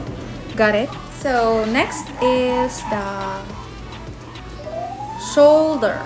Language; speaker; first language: English; non-native, local second language; Filipino